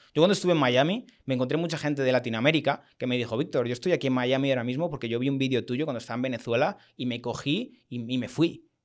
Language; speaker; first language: Spanish; native; Spanish